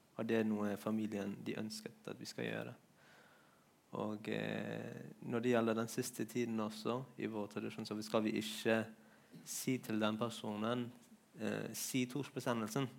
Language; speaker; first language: Norwegian; non-native, fluent; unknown